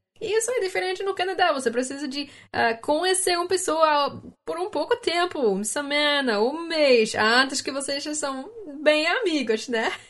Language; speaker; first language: Portuguese; non-native, learner; English